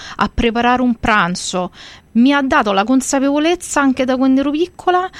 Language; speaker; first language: Italian; early bilingual, heritage; Italian